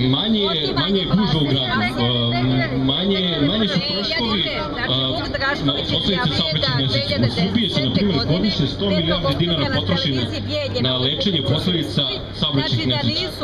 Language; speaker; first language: Serbian; native; Serbian